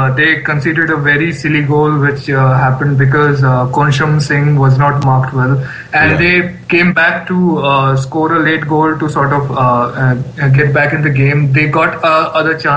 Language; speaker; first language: English; non-native, local second language; Bangla